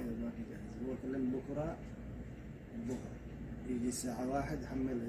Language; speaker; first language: Arabic; non-native, learner; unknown